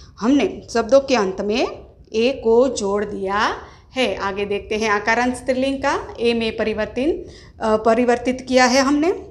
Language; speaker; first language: Hindi; non-native, local second language; Gujarati